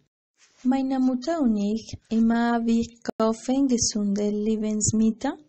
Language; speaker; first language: German; non-native, learner; Spanish